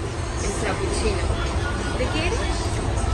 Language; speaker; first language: Spanish; native; Spanish